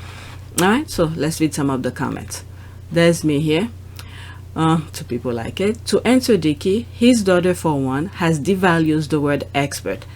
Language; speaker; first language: English; non-native, fluent; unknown